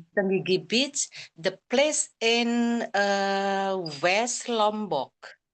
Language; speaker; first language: English; non-native, learner; Indonesian